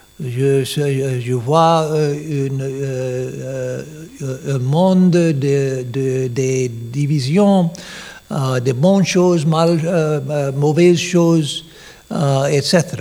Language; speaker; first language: French; non-native, learner; English